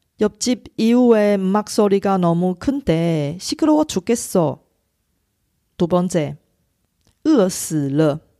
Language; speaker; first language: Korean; non-native, local second language; Chinese